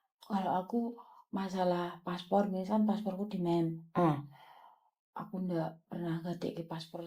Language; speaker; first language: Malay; non-native, local second language; Javanese